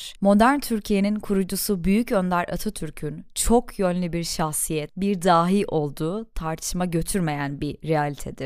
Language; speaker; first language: Turkish; native; Turkish